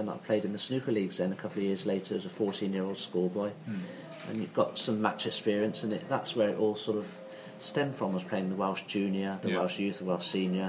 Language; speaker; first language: English; native; English